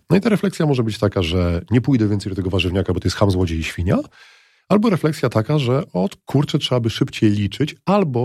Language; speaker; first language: Polish; native; Polish